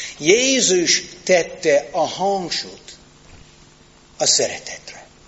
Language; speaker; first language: Hungarian; non-native, fluent; English